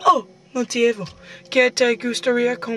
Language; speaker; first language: Spanish; non-native, learner; English